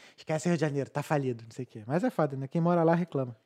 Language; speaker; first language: Portuguese; native; Portuguese